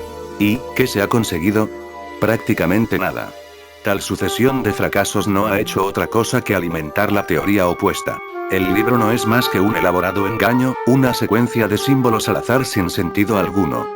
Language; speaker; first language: Spanish; native; Spanish